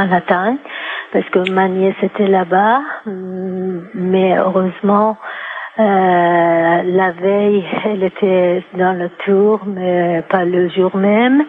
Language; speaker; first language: French; non-native, fluent; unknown